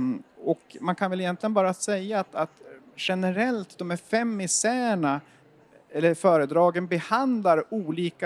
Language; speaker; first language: Swedish; native; Swedish